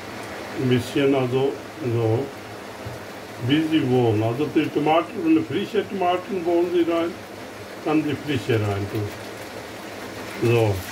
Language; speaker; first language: German; non-native, learner; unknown